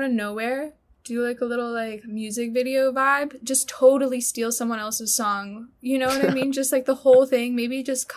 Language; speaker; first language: English; early bilingual, other home language; Russian